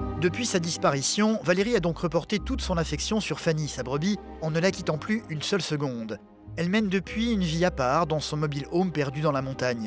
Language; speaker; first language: French; native; French